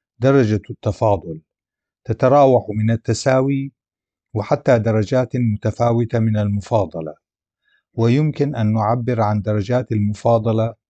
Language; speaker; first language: Arabic; non-native, local second language; Adyghe